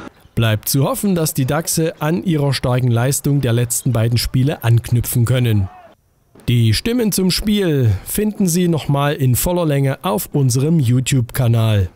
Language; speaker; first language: German; native; German